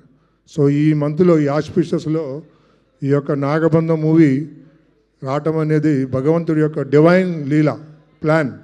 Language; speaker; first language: Telugu; native; Telugu